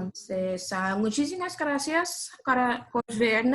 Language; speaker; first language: Spanish; non-native, learner; English